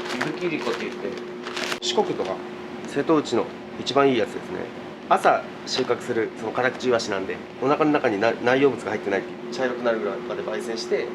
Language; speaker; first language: Japanese; native; Japanese